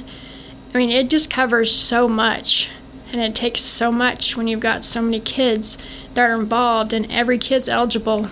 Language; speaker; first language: English; native; English